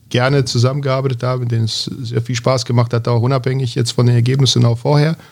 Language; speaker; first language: German; early bilingual, other home language; Bosnian